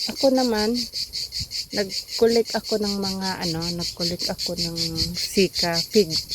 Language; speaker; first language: Filipino; non-native, local second language; Cebuano